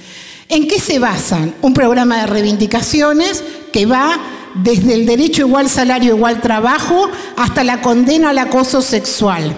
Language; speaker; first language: Spanish; native; Spanish